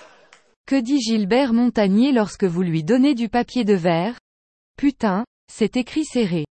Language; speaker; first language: French; native; French